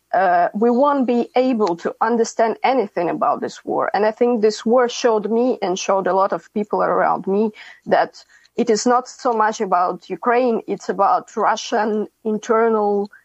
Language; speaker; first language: English; non-native, fluent; Ukrainian